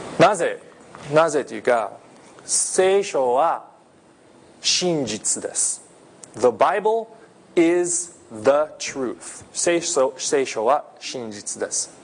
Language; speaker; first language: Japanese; non-native, fluent; English